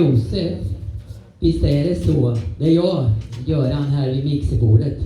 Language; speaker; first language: Swedish; native; Swedish